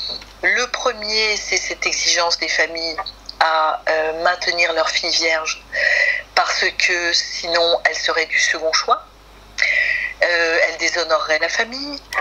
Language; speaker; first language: French; native; French